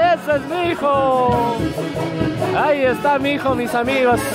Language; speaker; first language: Spanish; native; Spanish